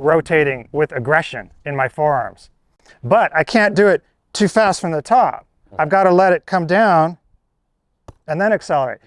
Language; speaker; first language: English; native; English